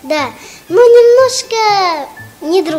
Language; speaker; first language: Russian; non-native, local second language; Tajik